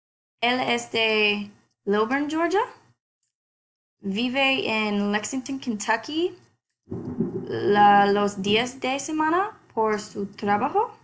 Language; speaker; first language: Spanish; non-native, learner; English